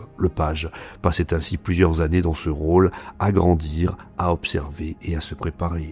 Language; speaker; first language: French; native; French